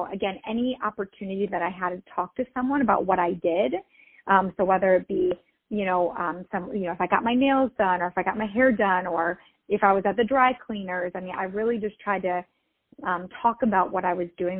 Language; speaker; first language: English; native; English